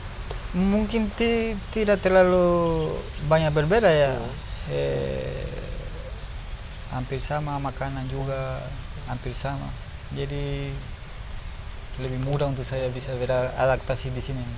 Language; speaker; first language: Indonesian; non-native, learner; Spanish